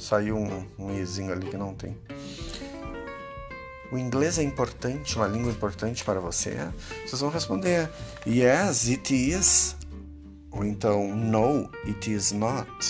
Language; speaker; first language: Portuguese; native; Portuguese